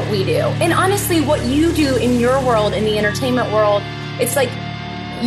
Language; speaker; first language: English; native; English